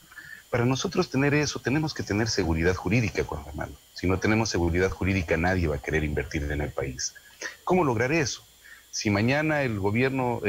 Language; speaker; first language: Spanish; native; Spanish